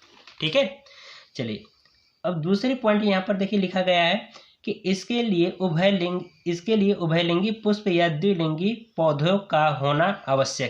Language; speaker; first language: Hindi; native; Hindi